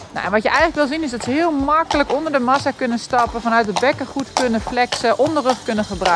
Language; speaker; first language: Dutch; native; Dutch